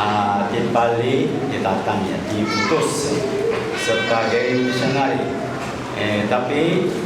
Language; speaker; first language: Indonesian; non-native, learner; Korean